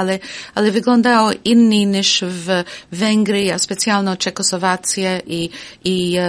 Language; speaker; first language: Polish; non-native, fluent; English